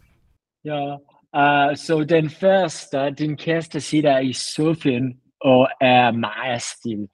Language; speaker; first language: Danish; non-native, learner; English